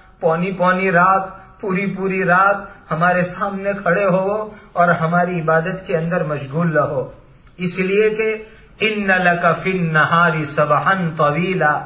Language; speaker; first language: Urdu; non-native, local second language; Gujarati